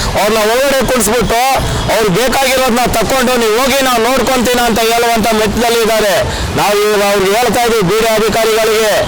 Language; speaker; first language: Kannada; native; Kannada